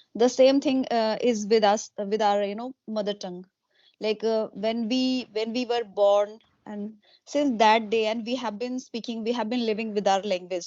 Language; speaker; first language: English; non-native, local second language; Hindi